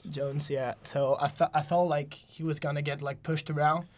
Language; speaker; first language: English; non-native, fluent; French